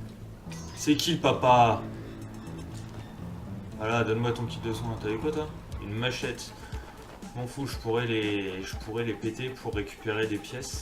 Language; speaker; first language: French; native; French